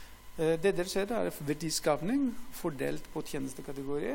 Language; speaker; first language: Norwegian; non-native, fluent; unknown